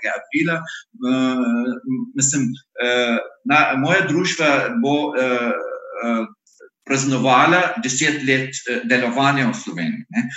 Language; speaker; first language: Slovenian; non-native, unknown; Arabic